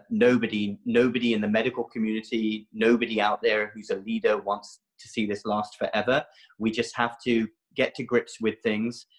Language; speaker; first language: English; native; English